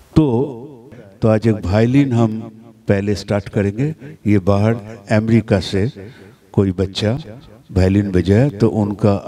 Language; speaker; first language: Hindi; non-native, local second language; Bangla